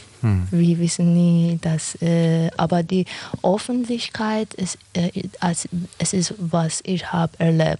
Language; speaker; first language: German; non-native, learner; Persian